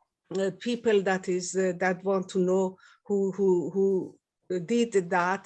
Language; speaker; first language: English; non-native, learner; Persian